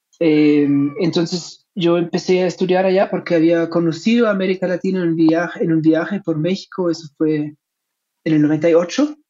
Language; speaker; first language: Spanish; non-native, fluent; German